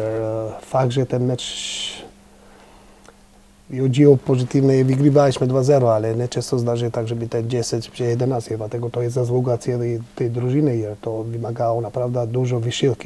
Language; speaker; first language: Polish; non-native, fluent; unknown